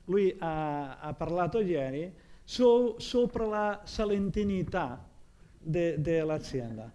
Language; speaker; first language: Italian; non-native, fluent; Catalan